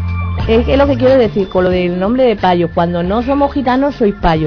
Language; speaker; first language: Spanish; native; Spanish